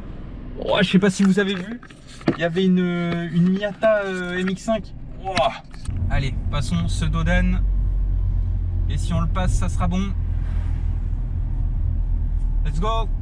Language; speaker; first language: French; native; French